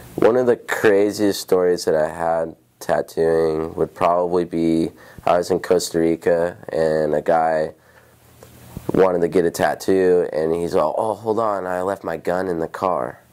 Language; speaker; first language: English; native; English